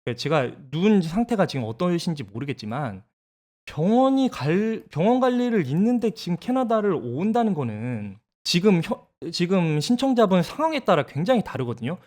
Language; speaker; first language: Korean; native; Korean